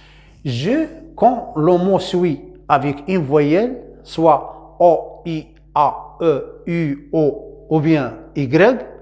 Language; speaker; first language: French; non-native, local second language; Arabic